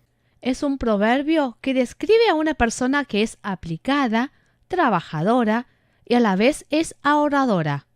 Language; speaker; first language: Spanish; non-native, fluent; Chinese